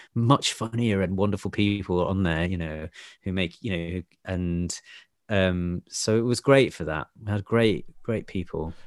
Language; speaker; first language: English; native; English